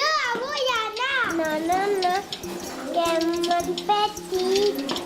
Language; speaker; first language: Catalan; early bilingual, other home language; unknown